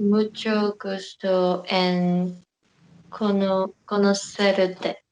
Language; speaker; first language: Spanish; non-native, learner; Korean